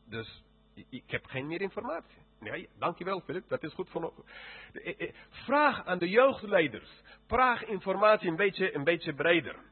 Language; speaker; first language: Dutch; non-native, fluent; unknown